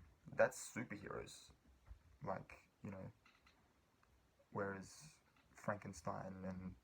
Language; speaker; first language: English; native; English